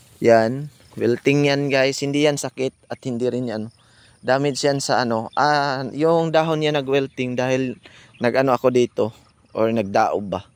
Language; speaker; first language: Filipino; non-native, local second language; Cebuano